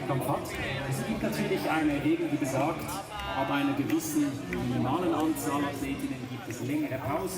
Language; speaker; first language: German; native; German